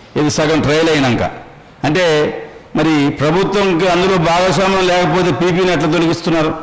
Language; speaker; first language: Telugu; native; Telugu